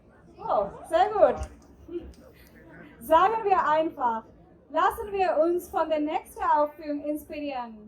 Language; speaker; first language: German; non-native, fluent; Marathi